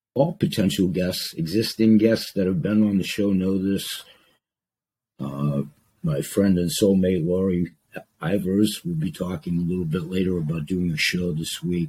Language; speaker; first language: English; native; English